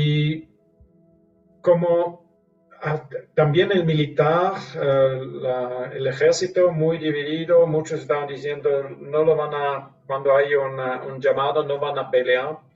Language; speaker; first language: Spanish; non-native, fluent; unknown